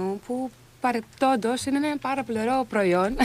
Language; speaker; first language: Greek; early bilingual, other home language; Swedish